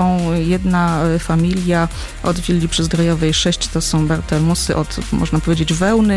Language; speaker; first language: Polish; native; Polish